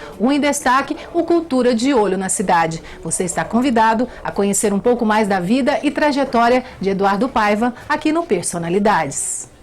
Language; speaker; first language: Portuguese; native; Portuguese